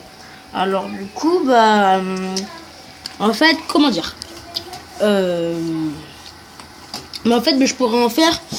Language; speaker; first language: French; native; French